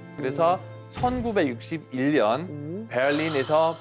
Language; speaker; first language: Korean; non-native, fluent; German